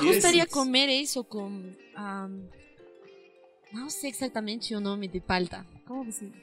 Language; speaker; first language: Portuguese; non-native, learner; Spanish